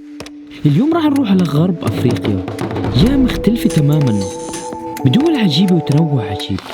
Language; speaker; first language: Arabic; native; Arabic